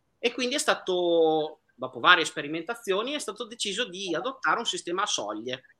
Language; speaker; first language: Italian; native; Italian